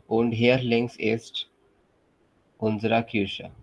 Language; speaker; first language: German; non-native, fluent; Hindi